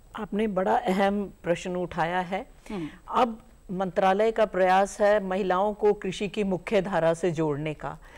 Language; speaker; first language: Hindi; native; Hindi